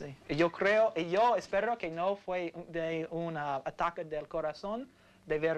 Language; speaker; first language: Spanish; non-native, learner; English